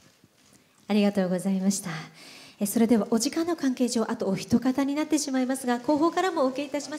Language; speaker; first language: Japanese; native; Japanese